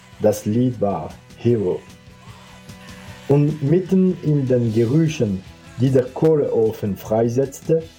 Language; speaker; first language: German; non-native, fluent; French